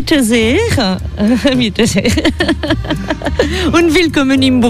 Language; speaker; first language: German; non-native, fluent; French